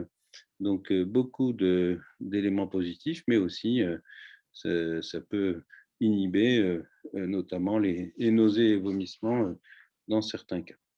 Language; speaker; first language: French; native; French